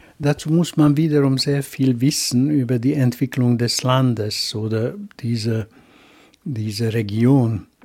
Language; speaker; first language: German; non-native, fluent; Hungarian